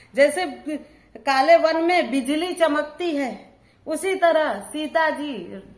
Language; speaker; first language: Hindi; native; Hindi